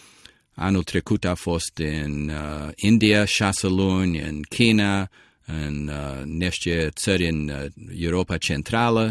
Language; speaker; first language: Romanian; early bilingual, heritage; Romanian